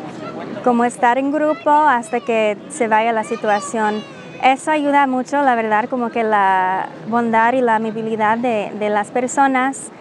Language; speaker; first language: Spanish; non-native, fluent; English